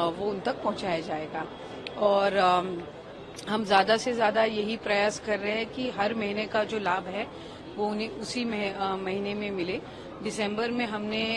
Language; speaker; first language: Hindi; non-native, local second language; Marathi